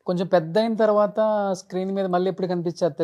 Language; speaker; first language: Telugu; native; Telugu